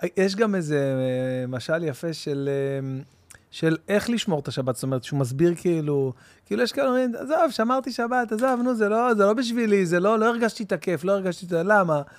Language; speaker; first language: Hebrew; native; Hebrew